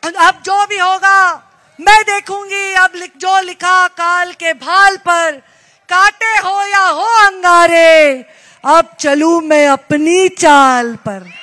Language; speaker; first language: Hindi; non-native, local second language; Marathi